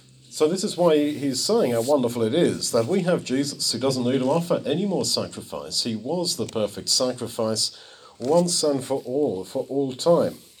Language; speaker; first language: English; native; English